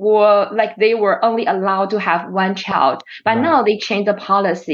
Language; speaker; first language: English; non-native, fluent; Chinese